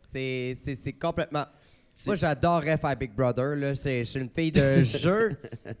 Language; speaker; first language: French; native; French